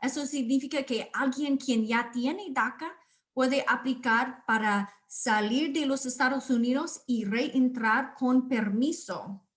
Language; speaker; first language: Spanish; non-native, fluent; English